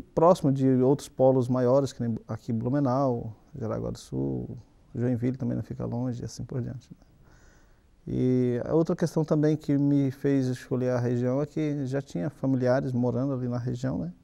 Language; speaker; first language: Portuguese; native; Portuguese